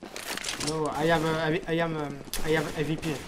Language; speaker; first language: English; non-native, learner; French